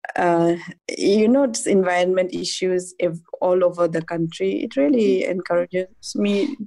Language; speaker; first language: English; non-native, local second language; Adi